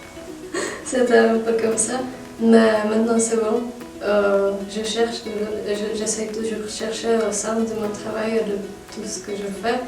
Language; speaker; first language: French; non-native, fluent; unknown